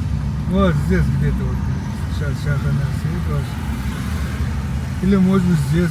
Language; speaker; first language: Russian; non-native, local second language; Uzbek